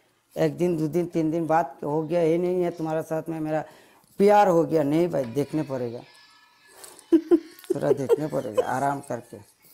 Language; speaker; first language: Hindi; non-native, learner; Bangla